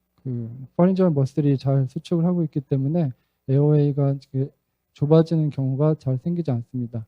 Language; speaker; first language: Korean; native; Korean